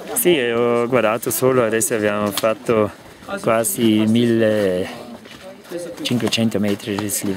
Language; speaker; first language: Italian; non-native, learner; German